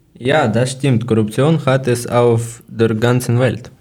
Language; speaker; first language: German; non-native, learner; Ukrainian